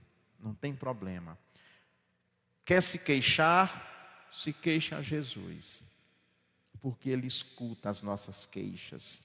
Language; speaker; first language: Portuguese; native; Portuguese